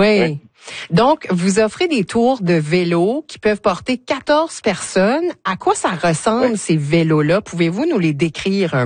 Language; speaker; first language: French; native; French